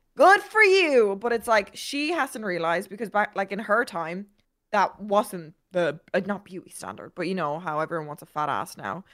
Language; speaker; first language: English; native; English